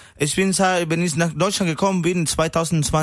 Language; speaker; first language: German; non-native, learner; Spanish